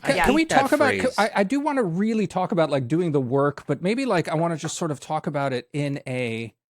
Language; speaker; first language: English; native; English